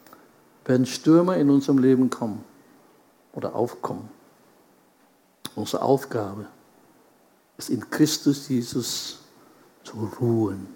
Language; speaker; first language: German; non-native, fluent; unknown